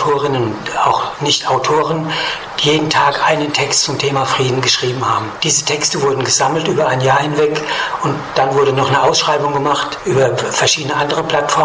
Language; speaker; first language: German; native; German